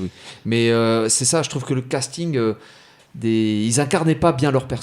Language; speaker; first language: French; native; French